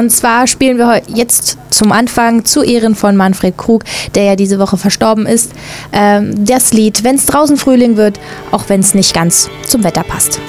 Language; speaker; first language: German; native; German